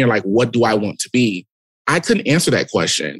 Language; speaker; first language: English; native; English